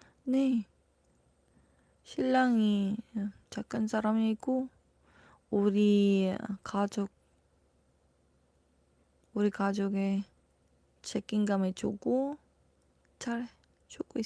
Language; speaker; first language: Korean; non-native, learner; Filipino